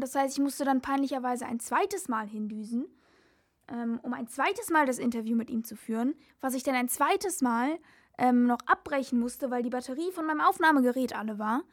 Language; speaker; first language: German; native; German